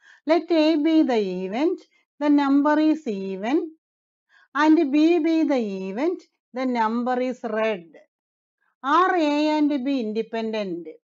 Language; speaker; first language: English; non-native, local second language; Malayalam